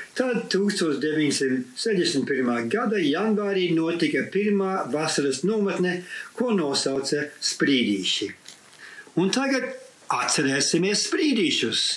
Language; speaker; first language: Latvian; early bilingual, heritage; Latvian